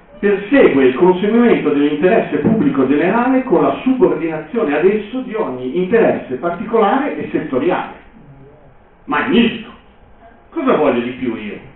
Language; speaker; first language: Italian; native; Italian